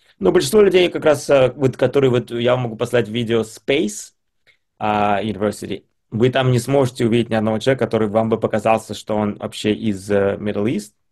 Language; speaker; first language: Russian; early bilingual, heritage; Russian